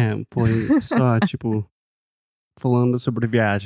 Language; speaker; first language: Portuguese; non-native, fluent; English